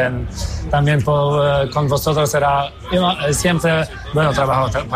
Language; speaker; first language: Spanish; non-native, fluent; Polish